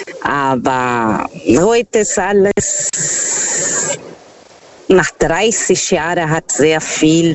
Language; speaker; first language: German; non-native, learner; Portuguese